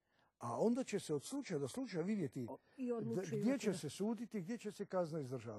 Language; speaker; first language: Croatian; native; Croatian